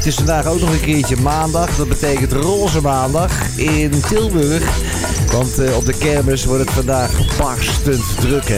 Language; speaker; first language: Dutch; native; Dutch